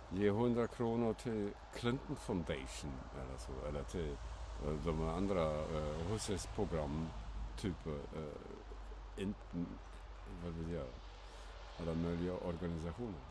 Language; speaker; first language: Swedish; non-native, fluent; German